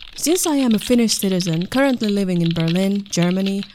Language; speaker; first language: English; non-native, fluent; Finnish